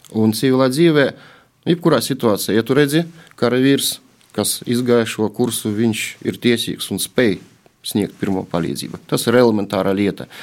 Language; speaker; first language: Latvian; native; Latvian